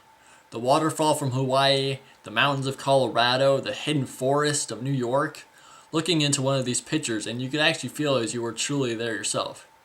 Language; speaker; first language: English; native; English